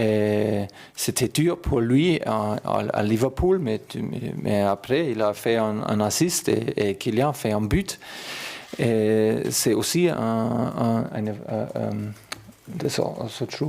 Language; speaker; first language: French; non-native, learner; German